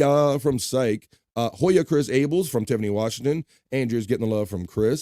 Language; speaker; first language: English; native; English